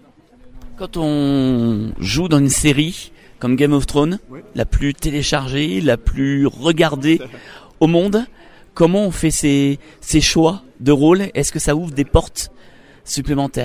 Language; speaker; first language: French; native; French